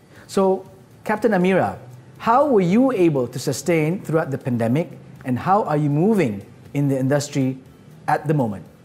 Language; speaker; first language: English; non-native, local second language; Malay